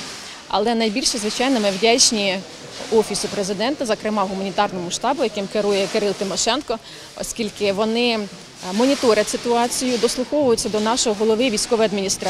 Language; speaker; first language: Ukrainian; native; Ukrainian